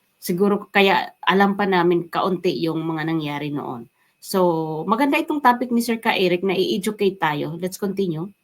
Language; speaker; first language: Filipino; non-native, local second language; Waray